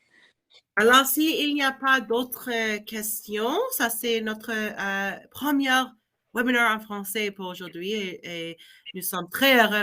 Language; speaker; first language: French; non-native, learner; English